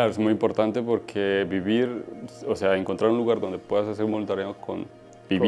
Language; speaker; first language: Spanish; native; Spanish